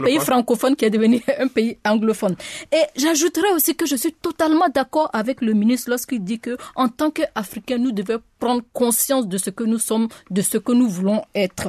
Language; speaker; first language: French; non-native, local second language; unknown